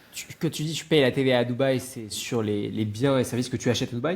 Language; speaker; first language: French; native; French